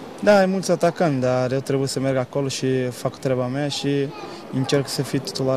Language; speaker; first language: Romanian; non-native, learner; Portuguese